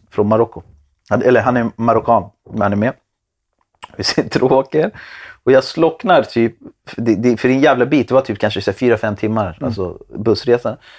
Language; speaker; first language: Swedish; early bilingual, other home language; Spanish